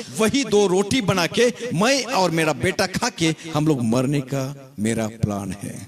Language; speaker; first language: Hindi; non-native, local second language; Marathi